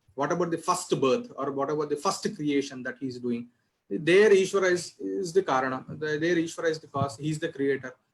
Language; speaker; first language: English; non-native, local second language; Telugu